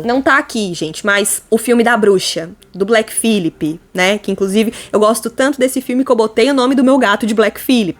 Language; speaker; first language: Portuguese; native; Portuguese